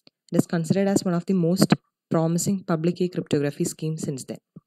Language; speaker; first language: English; non-native, local second language; Malayalam